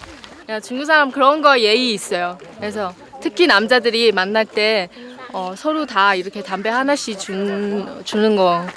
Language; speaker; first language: Korean; non-native, fluent; Chinese